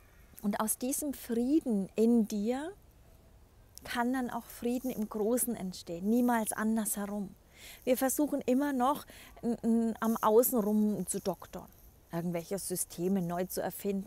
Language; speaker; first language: German; native; German